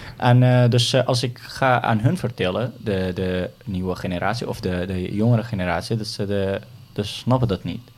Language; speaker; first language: Dutch; non-native, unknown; Arabic